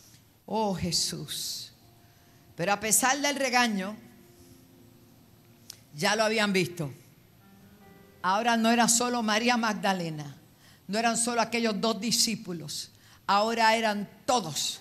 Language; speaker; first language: Spanish; native; Spanish